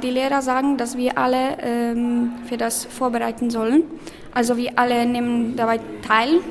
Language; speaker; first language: German; non-native, learner; Polish